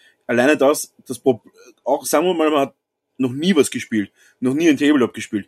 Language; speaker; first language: German; native; German